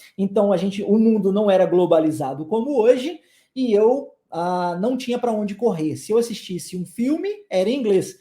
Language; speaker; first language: Portuguese; native; Portuguese